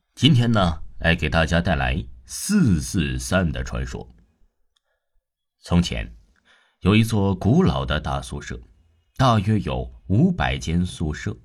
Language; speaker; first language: Chinese; non-native, local second language; Cantonese